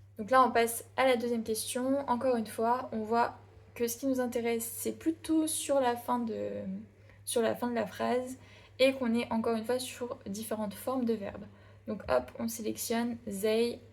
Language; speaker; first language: French; native; French